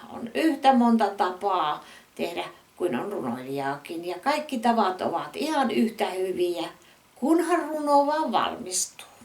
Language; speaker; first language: Finnish; native; Finnish